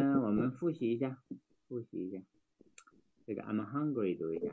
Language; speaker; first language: Chinese; native; Chinese